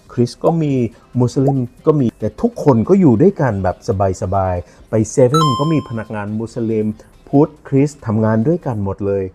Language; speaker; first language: Thai; non-native, fluent; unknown